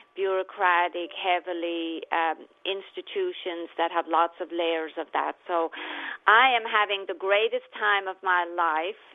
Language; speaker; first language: English; native; English